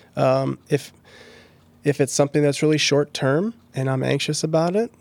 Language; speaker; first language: English; native; English